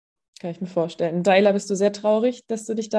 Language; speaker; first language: German; native; German